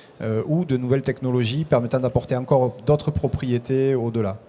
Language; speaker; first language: French; native; French